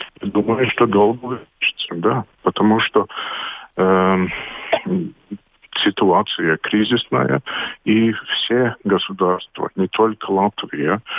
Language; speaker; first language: Russian; non-native, local second language; Latvian